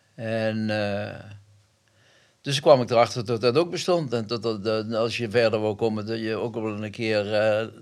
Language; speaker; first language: Dutch; native; Dutch